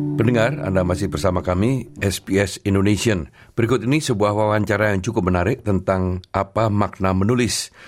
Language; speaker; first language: Indonesian; native; Indonesian